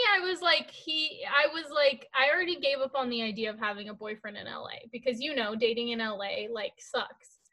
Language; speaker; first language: English; early bilingual, other home language; Korean